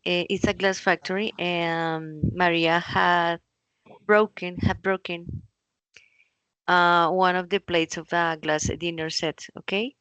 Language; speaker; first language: English; non-native, learner; Spanish